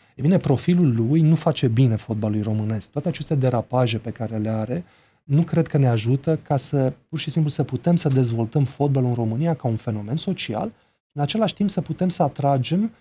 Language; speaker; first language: Romanian; native; Romanian